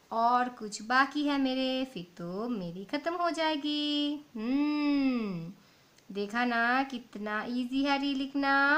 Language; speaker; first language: Hindi; non-native, local second language; Bangla